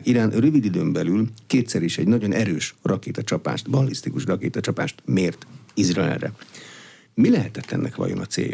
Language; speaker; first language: Hungarian; native; Hungarian